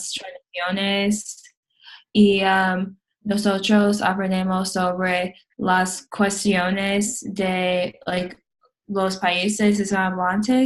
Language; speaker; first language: Spanish; non-native, learner; English